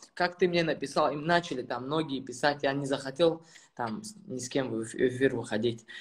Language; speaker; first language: Russian; non-native, local second language; Chechen